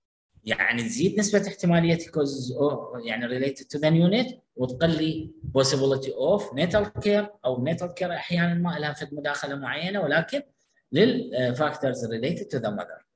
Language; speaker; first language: Arabic; native; Arabic